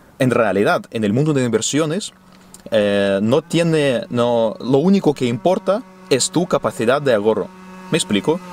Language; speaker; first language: Spanish; non-native, fluent; Ukrainian